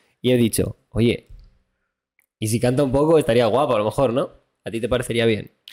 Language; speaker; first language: Spanish; native; Spanish